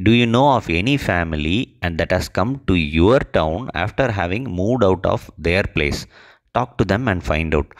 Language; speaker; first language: English; non-native, local second language; Tamil